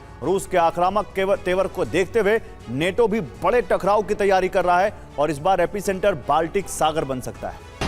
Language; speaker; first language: Hindi; native; Hindi